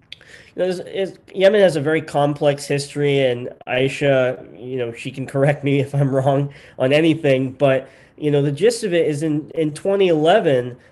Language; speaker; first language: English; native; English